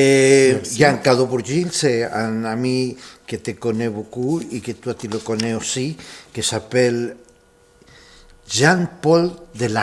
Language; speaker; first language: French; non-native, fluent; Spanish